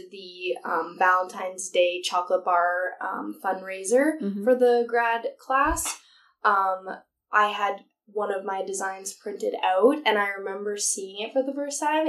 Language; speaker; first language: English; native; English